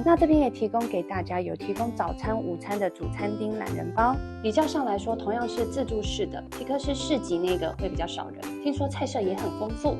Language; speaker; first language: Chinese; native; Chinese